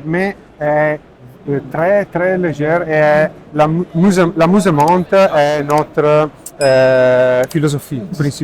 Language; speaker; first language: French; non-native, learner; Italian